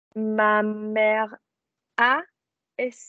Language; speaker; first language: French; non-native, learner; English